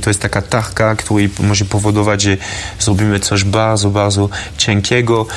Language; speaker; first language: Polish; non-native, fluent; French